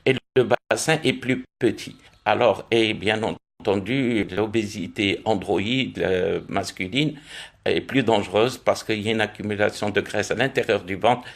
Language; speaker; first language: French; non-native, local second language; Arabic